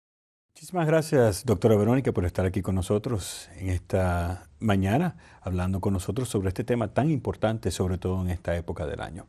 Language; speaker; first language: Spanish; native; Spanish